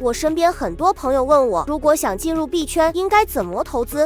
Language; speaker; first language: Chinese; native; Chinese